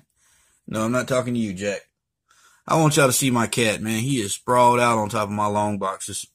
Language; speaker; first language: English; native; English